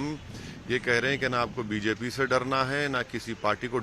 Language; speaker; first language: Hindi; native; Hindi